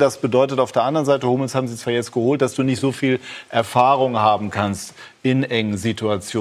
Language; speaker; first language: German; native; German